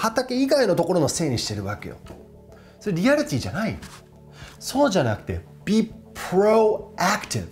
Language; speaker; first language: Japanese; non-native, fluent; English